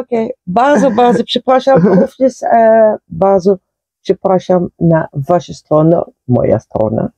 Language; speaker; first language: Polish; non-native, learner; Dutch